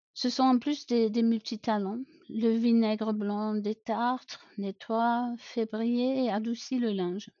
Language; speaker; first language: French; non-native, fluent; German